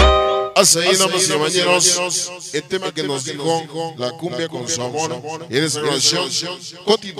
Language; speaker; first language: Spanish; native; Spanish